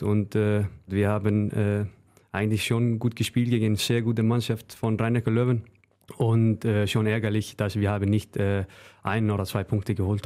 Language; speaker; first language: German; non-native, fluent; Icelandic